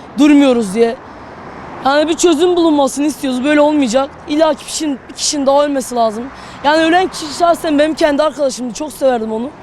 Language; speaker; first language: Turkish; native; Turkish